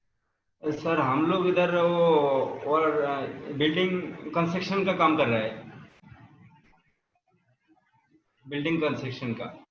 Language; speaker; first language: Hindi; non-native, local second language; Bangla